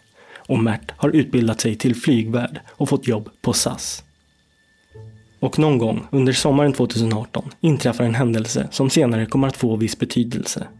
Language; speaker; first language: Swedish; native; Swedish